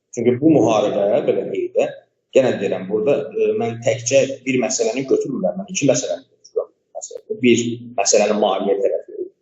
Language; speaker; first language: Azerbaijani; native; Azerbaijani